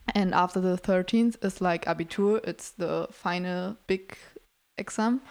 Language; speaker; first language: English; non-native, fluent; German